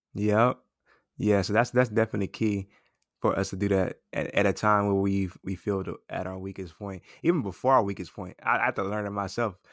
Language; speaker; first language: English; native; English